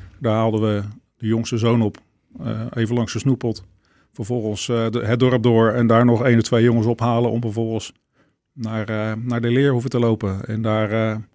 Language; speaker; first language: Dutch; native; Dutch